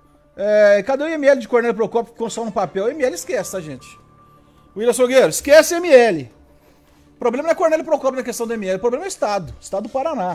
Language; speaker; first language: Portuguese; native; Portuguese